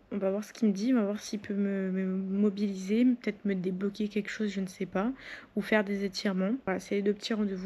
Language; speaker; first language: French; native; French